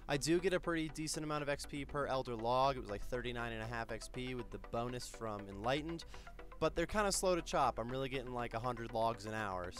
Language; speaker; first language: English; native; English